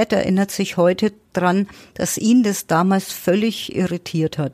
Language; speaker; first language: German; native; German